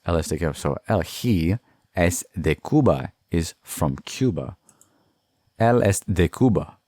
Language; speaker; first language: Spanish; non-native, learner; English